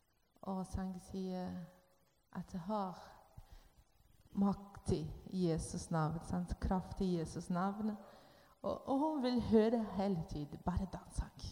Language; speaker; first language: Norwegian; non-native, learner; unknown